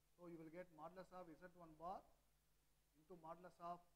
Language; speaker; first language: English; non-native, local second language; Tamil